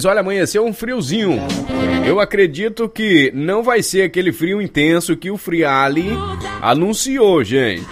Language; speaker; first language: Portuguese; native; Portuguese